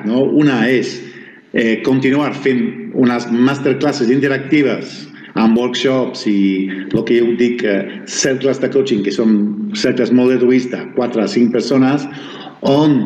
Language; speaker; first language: Catalan; non-native, fluent; Spanish